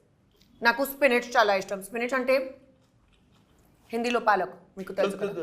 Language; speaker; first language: Telugu; non-native, learner; Hindi